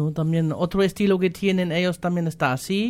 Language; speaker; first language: Spanish; non-native, fluent; German